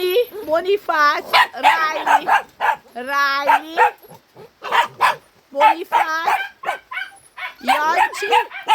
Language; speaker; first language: German; non-native, learner; Hungarian